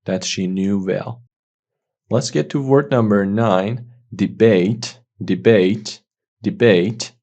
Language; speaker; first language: English; non-native, fluent; Persian